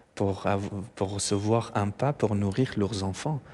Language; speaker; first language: French; non-native, fluent; Persian